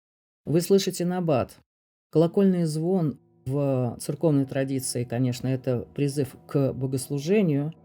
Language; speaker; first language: Russian; native; Russian